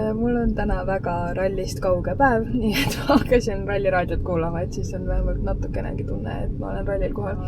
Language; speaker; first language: Estonian; native; Estonian